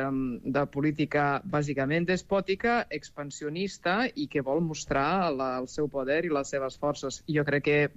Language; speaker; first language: Catalan; non-native, fluent; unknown